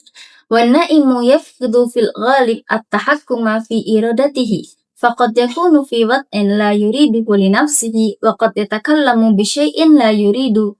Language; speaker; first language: Arabic; non-native, learner; Indonesian